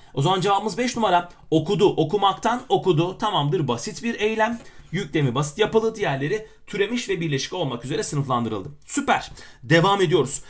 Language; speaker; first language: Turkish; native; Turkish